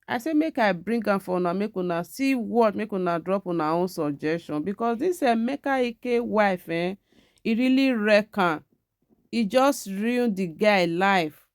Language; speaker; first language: Nigerian Pidgin; native; Nigerian Pidgin